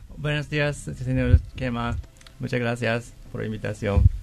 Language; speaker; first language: Spanish; non-native, learner; Japanese